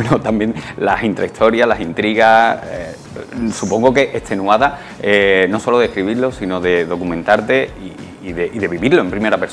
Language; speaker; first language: Spanish; native; Spanish